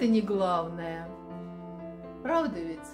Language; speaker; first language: Russian; native; Russian